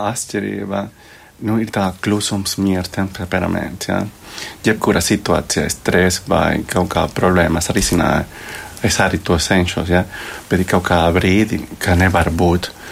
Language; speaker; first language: Latvian; non-native, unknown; Spanish